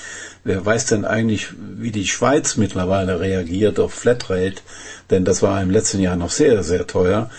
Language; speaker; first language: German; native; German